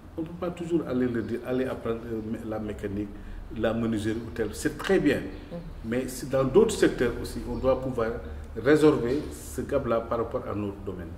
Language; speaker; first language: French; non-native, local second language; Wolof